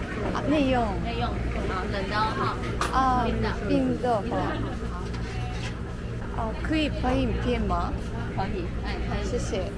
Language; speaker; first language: Chinese; non-native, learner; Japanese